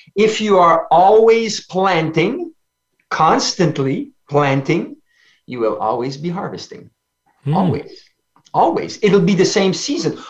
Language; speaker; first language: English; non-native, fluent; French